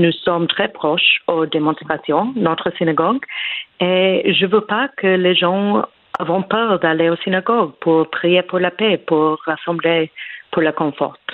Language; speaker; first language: French; non-native, fluent; English